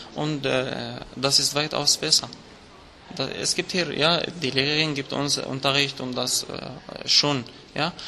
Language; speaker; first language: German; non-native, learner; Arabic